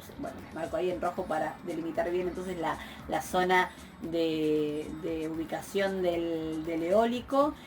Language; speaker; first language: Spanish; native; Spanish